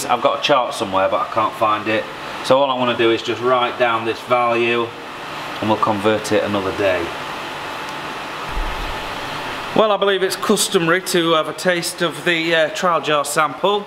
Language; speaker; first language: English; native; English